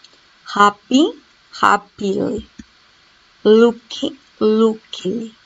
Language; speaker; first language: English; non-native, learner; Spanish